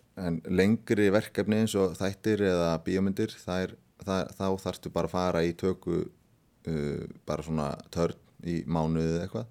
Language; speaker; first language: Icelandic; native; Icelandic